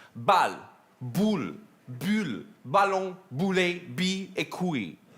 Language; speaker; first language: French; non-native, fluent; English